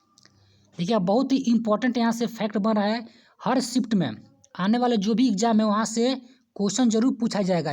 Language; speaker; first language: Hindi; native; Hindi